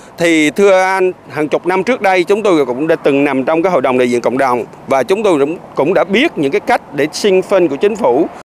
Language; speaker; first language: Vietnamese; native; Vietnamese